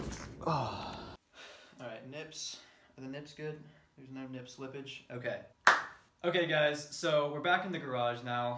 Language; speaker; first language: English; native; English